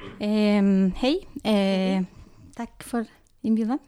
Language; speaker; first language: Swedish; non-native, fluent; Spanish